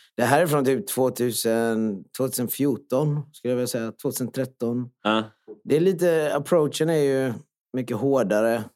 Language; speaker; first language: Swedish; non-native, local second language; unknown